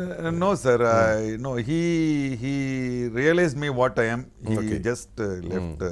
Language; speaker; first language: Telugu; non-native, learner; Tamil